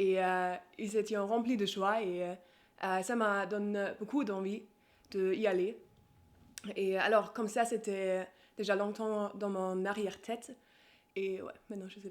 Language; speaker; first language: French; non-native, learner; German